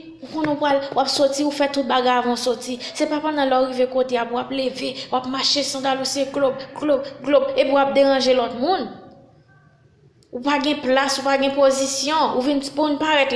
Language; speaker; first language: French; non-native, local second language; Haitian Creole